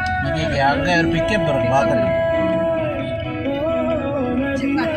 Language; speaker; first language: Tamil; non-native, local second language; Malayalam